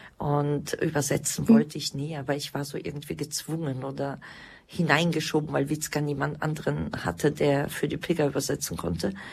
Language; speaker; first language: German; early bilingual, other home language; Croatian